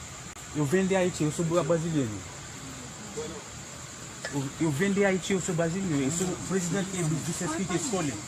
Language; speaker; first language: Portuguese; non-native, fluent; Haitian Creole